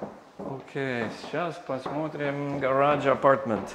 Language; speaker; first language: Russian; non-native, learner; English